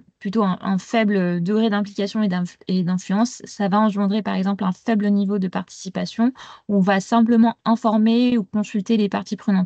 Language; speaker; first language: French; native; French